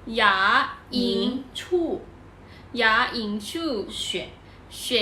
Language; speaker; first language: Chinese; non-native, learner; Thai